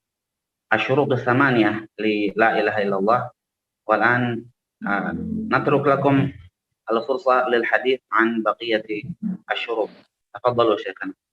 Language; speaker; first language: Arabic; non-native, fluent; Indonesian